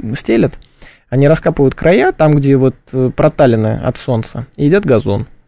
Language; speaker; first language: Russian; native; Russian